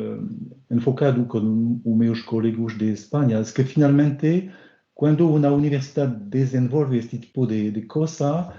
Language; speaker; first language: Portuguese; non-native, learner; French